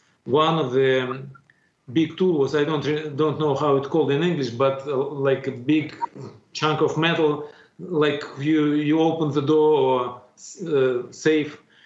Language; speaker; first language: English; non-native, fluent; Russian